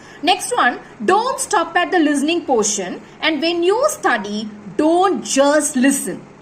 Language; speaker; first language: English; non-native, local second language; Tamil